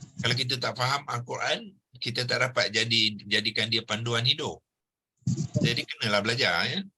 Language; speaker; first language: Malay; native; Malay